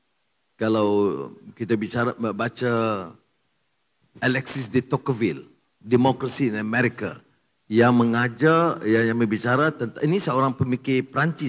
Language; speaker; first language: Malay; native; Malay